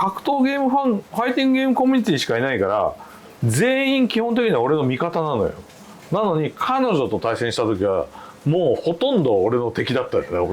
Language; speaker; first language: Japanese; native; Japanese